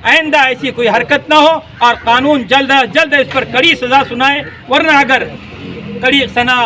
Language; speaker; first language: Urdu; native; Urdu